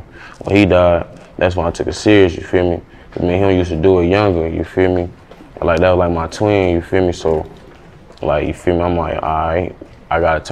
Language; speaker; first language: English; native; English